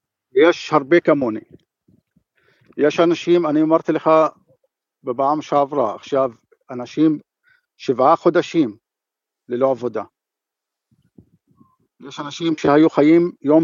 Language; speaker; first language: Hebrew; non-native, fluent; Arabic